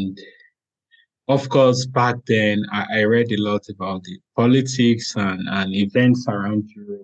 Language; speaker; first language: English; non-native, local second language; Yoruba